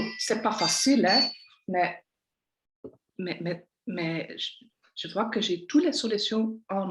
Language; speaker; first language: French; non-native, local second language; Dutch